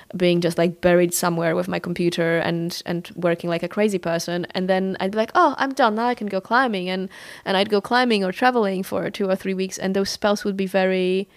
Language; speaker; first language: English; non-native, fluent; Polish